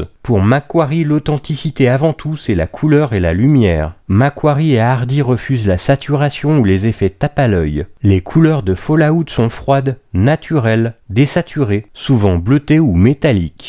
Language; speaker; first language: French; native; French